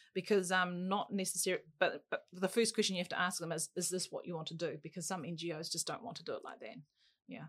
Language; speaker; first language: English; native; English